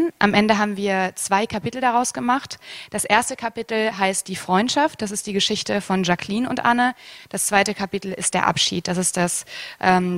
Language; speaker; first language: German; native; German